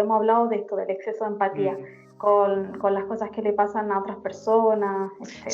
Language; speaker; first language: Spanish; native; Spanish